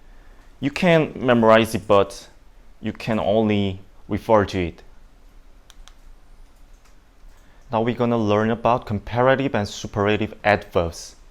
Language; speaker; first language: English; non-native, learner; Indonesian